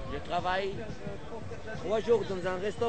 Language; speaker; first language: French; non-native, learner; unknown